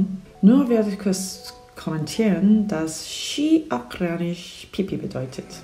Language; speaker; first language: German; non-native, fluent; Korean